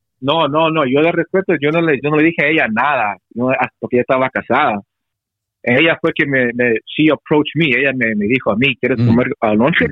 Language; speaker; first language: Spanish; early bilingual, heritage; Spanish